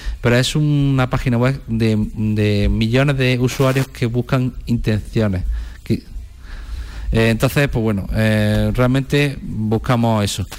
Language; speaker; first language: Spanish; native; Spanish